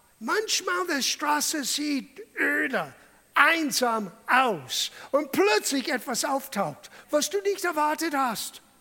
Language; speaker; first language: German; non-native, fluent; English